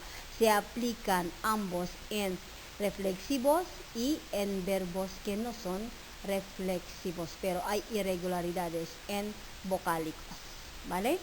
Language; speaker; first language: Spanish; non-native, fluent; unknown